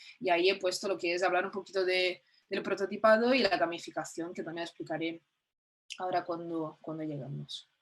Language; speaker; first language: Spanish; non-native, fluent; Portuguese